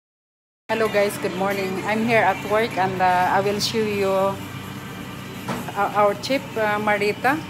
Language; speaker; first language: English; non-native, learner; Filipino